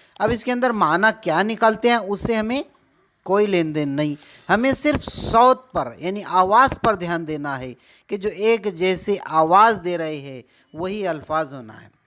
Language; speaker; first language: Urdu; native; Urdu